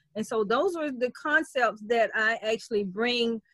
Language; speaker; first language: English; native; English